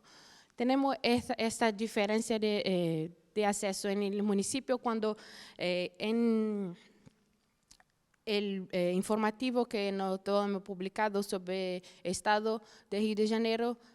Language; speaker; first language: Spanish; non-native, fluent; Portuguese